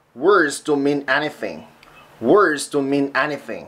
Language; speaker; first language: English; non-native, fluent; Korean